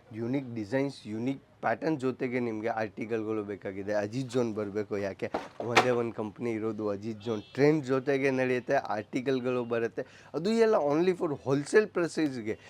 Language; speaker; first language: Kannada; non-native, local second language; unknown